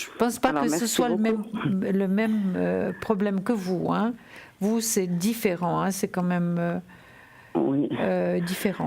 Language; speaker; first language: French; native; French